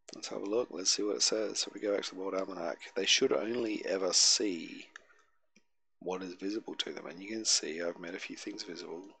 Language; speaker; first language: English; native; English